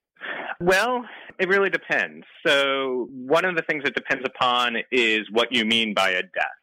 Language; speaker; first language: English; native; English